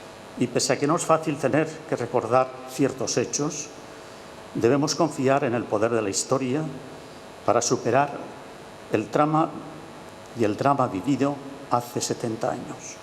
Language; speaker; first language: Spanish; native; Spanish